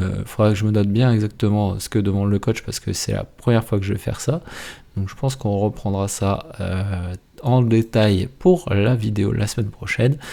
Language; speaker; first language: French; native; French